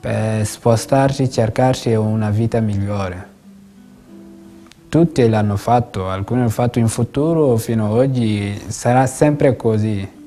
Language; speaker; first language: Italian; non-native, fluent; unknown